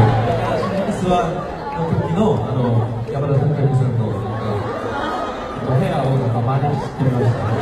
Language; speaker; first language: Japanese; non-native, fluent; Korean